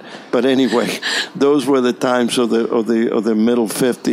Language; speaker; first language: English; non-native, fluent; Spanish